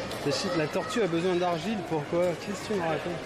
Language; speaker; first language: French; native; French